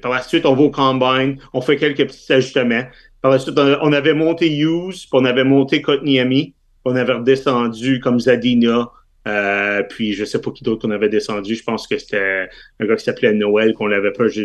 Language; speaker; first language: French; native; French